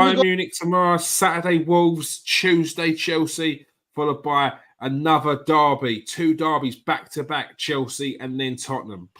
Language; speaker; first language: English; native; English